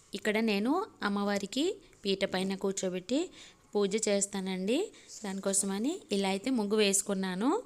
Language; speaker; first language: Telugu; non-native, local second language; Odia